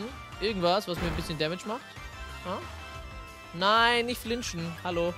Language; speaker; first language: German; native; German